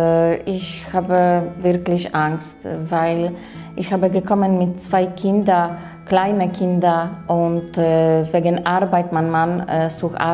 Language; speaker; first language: German; non-native, learner; Polish